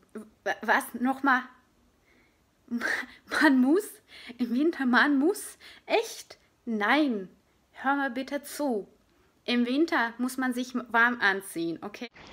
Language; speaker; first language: German; non-native, fluent; Russian